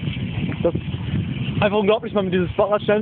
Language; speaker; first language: German; early bilingual, other home language; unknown